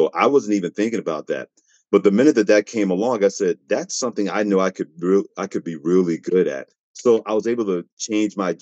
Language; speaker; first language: English; native; English